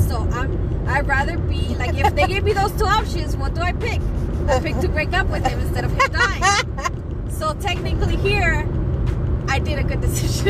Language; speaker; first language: English; early bilingual, other home language; Spanish